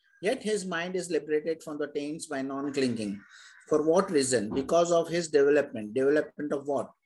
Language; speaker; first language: English; non-native, local second language; Hindi